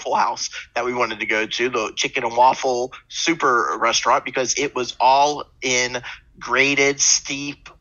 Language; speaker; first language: English; native; English